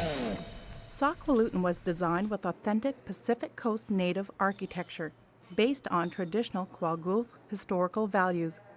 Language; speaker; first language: English; native; English